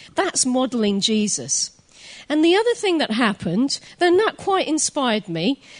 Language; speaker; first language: English; native; English